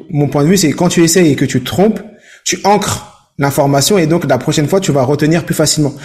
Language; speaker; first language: French; native; French